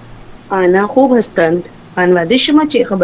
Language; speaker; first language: Persian; non-native, learner; Urdu